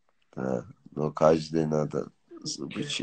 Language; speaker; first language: Russian; non-native, learner; Tajik